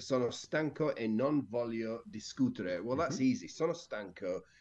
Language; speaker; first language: Italian; non-native, learner; English